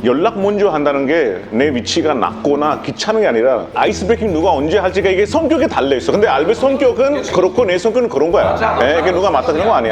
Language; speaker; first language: Korean; non-native, fluent; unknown